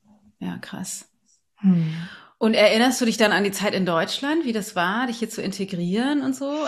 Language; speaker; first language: German; early bilingual, other home language; Portuguese